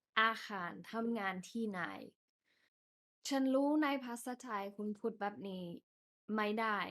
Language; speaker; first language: Thai; non-native, fluent; English